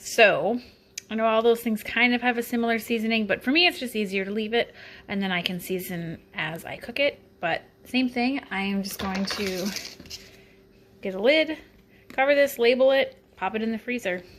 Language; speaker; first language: English; native; English